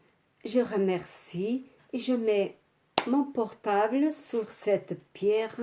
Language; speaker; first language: French; non-native, fluent; Portuguese